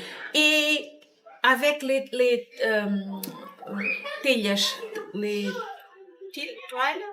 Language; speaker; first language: French; non-native, learner; Portuguese